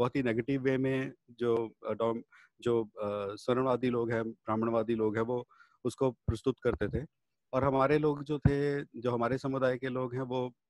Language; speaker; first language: Hindi; native; Hindi